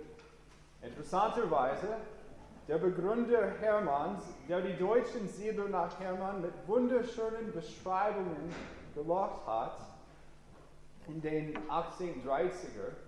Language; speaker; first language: German; non-native, fluent; English